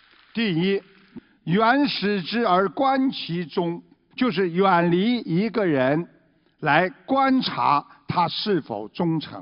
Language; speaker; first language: Chinese; native; Chinese